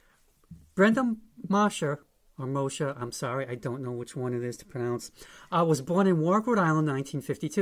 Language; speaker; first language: English; native; English